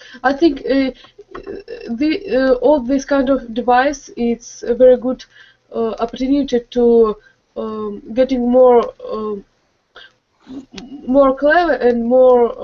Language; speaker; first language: English; non-native, learner; Russian